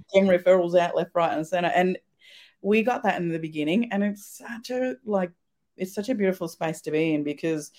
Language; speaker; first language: English; native; English